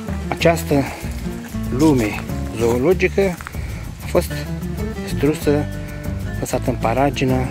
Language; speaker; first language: Romanian; native; Romanian